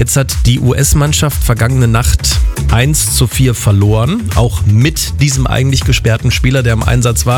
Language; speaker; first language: German; native; German